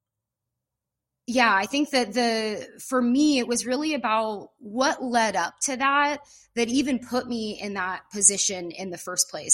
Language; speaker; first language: English; native; English